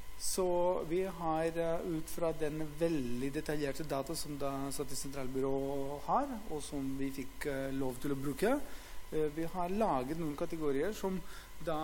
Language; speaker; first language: Norwegian; non-native, fluent; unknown